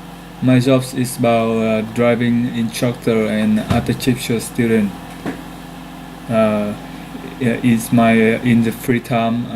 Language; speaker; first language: English; non-native, learner; Vietnamese